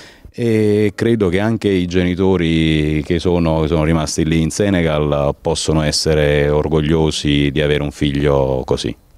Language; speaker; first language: Italian; native; Italian